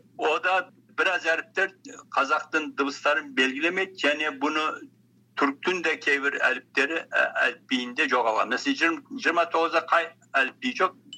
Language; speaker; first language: Kazakh; early bilingual, heritage; Kazakh